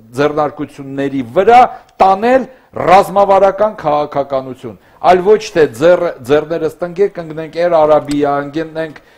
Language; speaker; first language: Armenian; native; Armenian